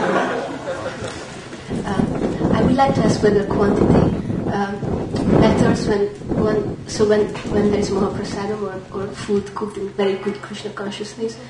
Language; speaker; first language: English; non-native, fluent; Hungarian